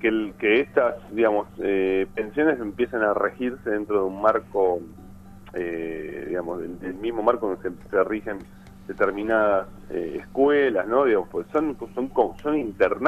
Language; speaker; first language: Spanish; native; Spanish